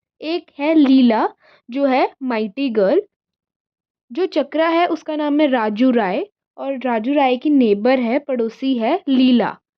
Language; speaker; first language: Hindi; native; Hindi